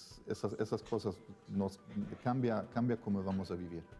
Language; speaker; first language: Spanish; non-native, fluent; Italian